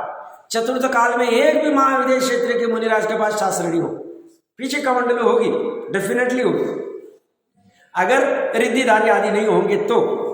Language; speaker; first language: Hindi; native; Hindi